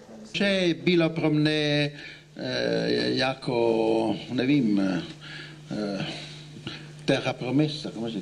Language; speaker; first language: Czech; non-native, learner; Italian